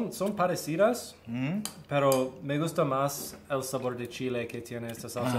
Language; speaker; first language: Spanish; early bilingual, heritage; Spanish